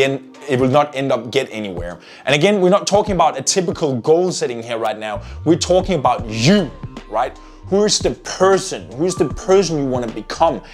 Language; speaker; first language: English; non-native, fluent; Danish